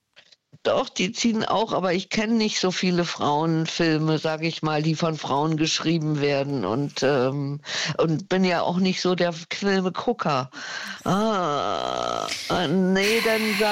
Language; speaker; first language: German; native; German